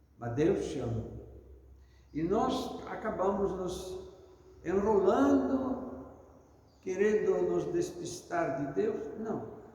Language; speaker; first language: Portuguese; non-native, fluent; Italian